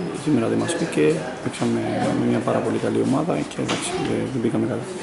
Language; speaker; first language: Greek; non-native, fluent; Spanish